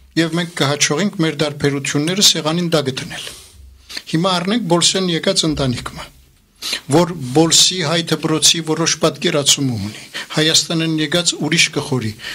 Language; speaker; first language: Armenian; early bilingual, heritage; Armenian